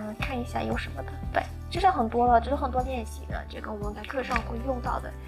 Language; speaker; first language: Chinese; non-native, fluent; Cantonese